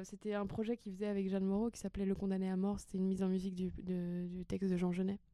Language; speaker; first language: French; early bilingual, other home language; Portuguese